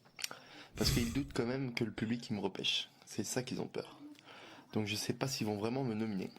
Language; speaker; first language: French; native; French